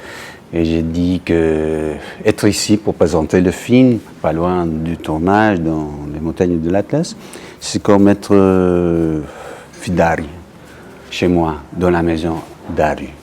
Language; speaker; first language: French; non-native, fluent; English